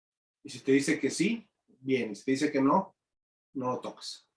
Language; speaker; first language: Spanish; native; Spanish